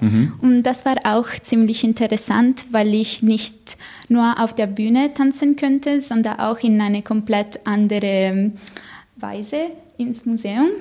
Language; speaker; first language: German; non-native, fluent; Italian